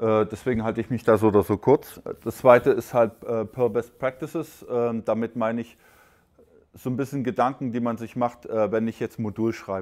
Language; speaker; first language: German; native; German